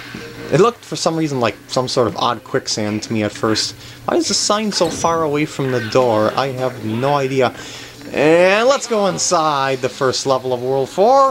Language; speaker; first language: English; native; English